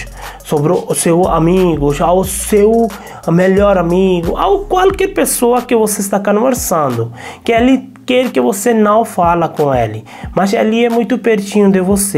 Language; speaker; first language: Portuguese; non-native, learner; Hindi